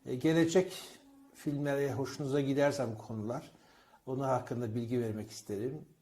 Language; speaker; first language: Turkish; non-native, fluent; Persian